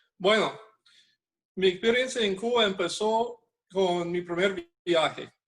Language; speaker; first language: Spanish; non-native, fluent; English